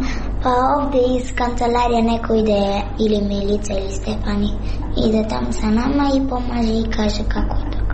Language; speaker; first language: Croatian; non-native, learner; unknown